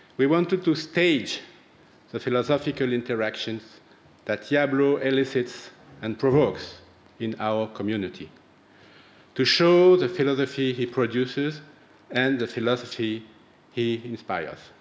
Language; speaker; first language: English; non-native, fluent; French